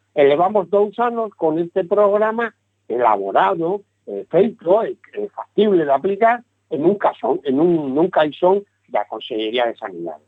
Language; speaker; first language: Galician; non-native, local second language; Spanish